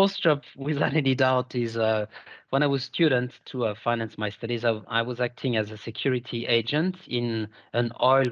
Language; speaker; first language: English; non-native, fluent; French